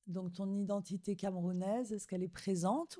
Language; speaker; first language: French; native; French